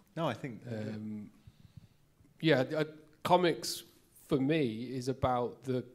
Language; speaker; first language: English; native; English